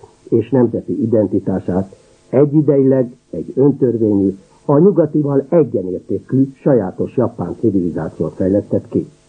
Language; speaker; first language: Hungarian; native; Hungarian